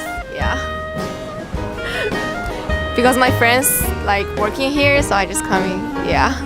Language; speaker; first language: English; non-native, learner; Chinese